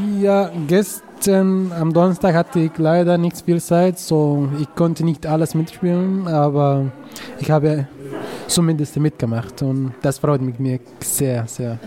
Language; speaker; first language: German; non-native, fluent; Somali